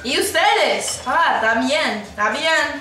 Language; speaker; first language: Spanish; non-native, learner; English